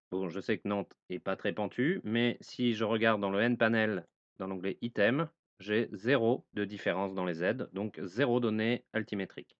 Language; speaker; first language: French; native; French